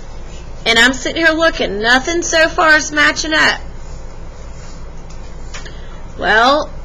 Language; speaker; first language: English; native; English